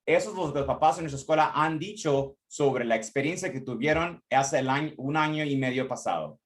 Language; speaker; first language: Spanish; early bilingual, heritage; Spanish